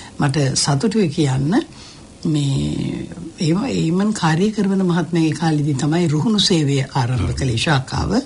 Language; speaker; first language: Sinhala; native; Sinhala